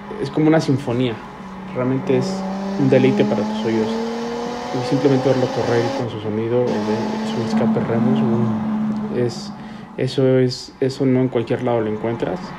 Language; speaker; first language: Spanish; native; Spanish